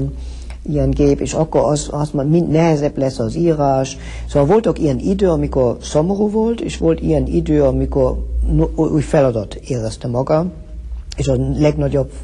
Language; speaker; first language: Hungarian; early bilingual, heritage; Hungarian